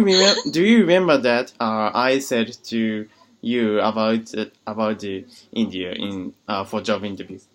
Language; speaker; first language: English; non-native, learner; Japanese